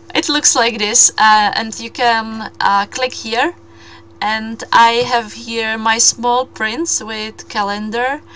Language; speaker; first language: English; non-native, fluent; Czech